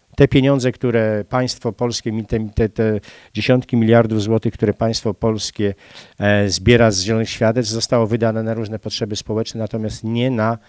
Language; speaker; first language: Polish; native; Polish